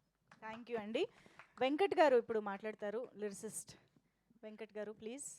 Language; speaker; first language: Telugu; native; Telugu